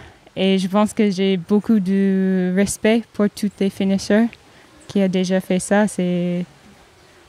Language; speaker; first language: French; non-native, fluent; English